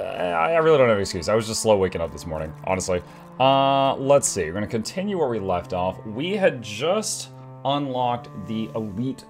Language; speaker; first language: English; native; English